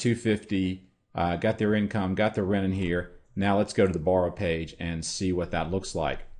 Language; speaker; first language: English; native; English